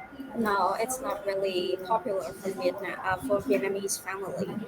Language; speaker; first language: English; non-native, fluent; Vietnamese